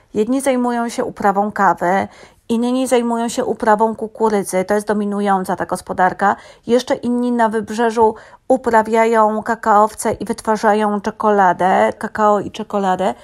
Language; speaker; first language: Polish; native; Polish